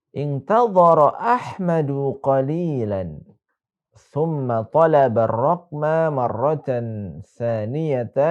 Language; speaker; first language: Arabic; non-native, fluent; Indonesian